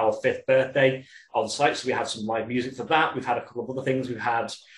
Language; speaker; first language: English; native; English